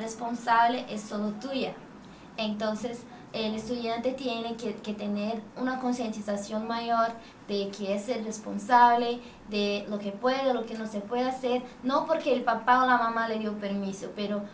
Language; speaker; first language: Spanish; non-native, fluent; Portuguese